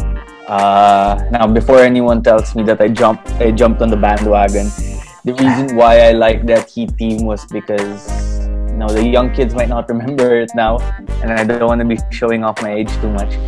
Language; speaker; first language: English; non-native, local second language; Filipino